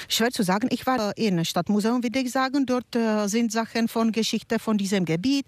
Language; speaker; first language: German; non-native, fluent; Czech